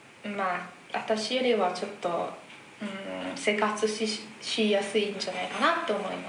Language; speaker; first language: Japanese; non-native, fluent; Italian